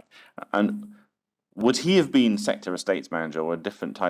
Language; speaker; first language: English; native; English